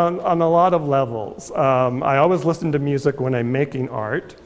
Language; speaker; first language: English; native; English